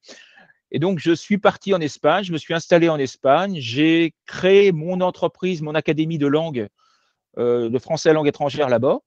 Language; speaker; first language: French; native; French